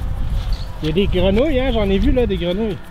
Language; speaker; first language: French; native; French